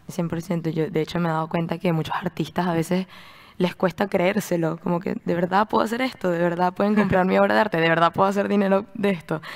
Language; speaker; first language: Spanish; native; Spanish